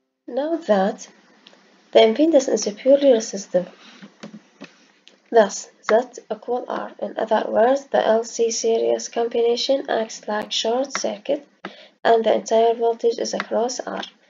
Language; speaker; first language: English; non-native, fluent; Arabic